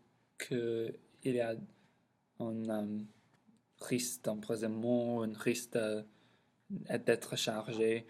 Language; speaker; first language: French; non-native, learner; English